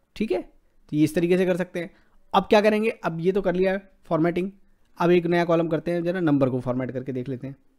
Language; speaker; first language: Hindi; native; Hindi